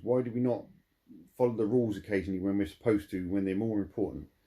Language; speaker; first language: English; native; English